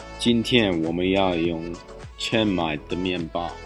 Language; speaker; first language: Chinese; non-native, learner; English